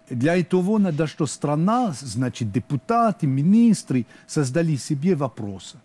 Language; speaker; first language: Russian; non-native, learner; French